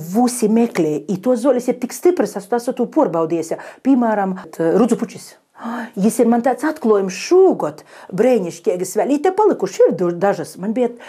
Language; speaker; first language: Latvian; native; Latvian